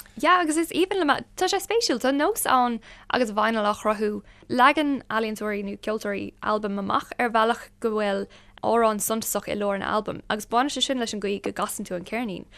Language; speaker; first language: Irish; non-native, local second language; English